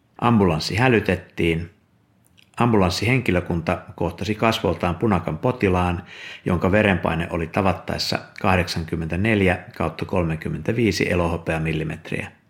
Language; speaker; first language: Finnish; native; Finnish